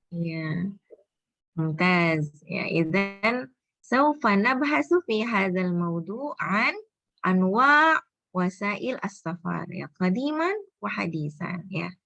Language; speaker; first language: Arabic; non-native, fluent; Indonesian